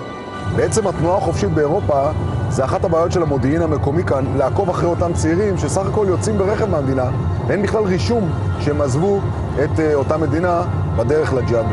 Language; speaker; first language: Hebrew; native; Hebrew